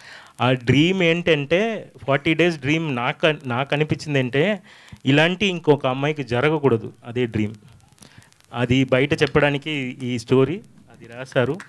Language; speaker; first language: Telugu; non-native, fluent; Tamil